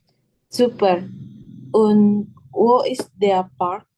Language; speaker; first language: German; non-native, learner; Indonesian